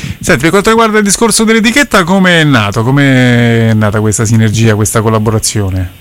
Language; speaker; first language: Italian; native; Italian